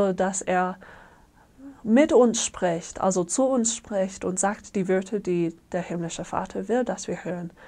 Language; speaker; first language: German; non-native, fluent; English